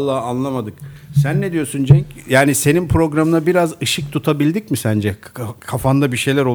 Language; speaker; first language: Turkish; native; Turkish